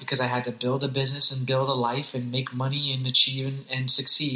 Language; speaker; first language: English; native; English